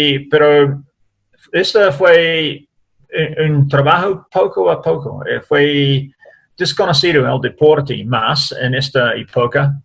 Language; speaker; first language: Spanish; non-native, learner; English